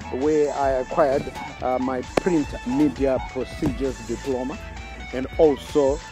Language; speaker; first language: English; non-native, local second language; Shona